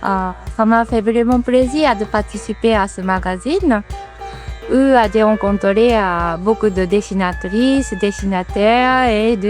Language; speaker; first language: French; non-native, fluent; Japanese